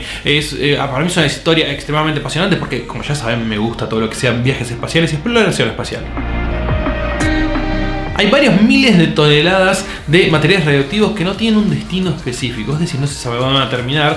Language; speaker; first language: Spanish; native; Spanish